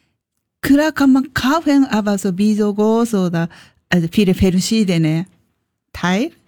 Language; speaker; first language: German; non-native, learner; Japanese